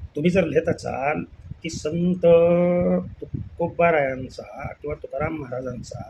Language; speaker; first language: Marathi; native; Marathi